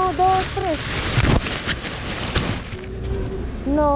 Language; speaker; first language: Spanish; non-native, learner; Filipino